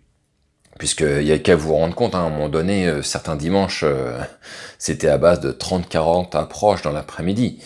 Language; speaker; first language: French; native; French